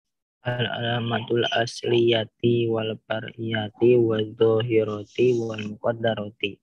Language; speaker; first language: Arabic; non-native, learner; Indonesian